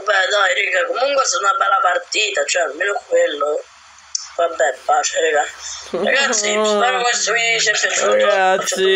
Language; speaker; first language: Italian; native; Italian